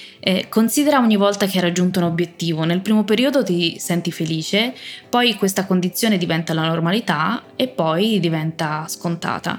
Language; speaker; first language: Italian; native; Italian